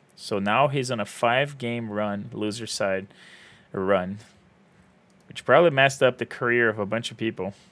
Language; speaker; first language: English; non-native, fluent; Portuguese